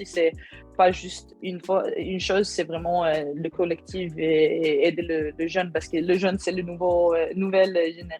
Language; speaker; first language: French; non-native, learner; Swedish